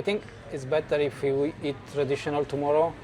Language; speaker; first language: English; non-native, learner; Romanian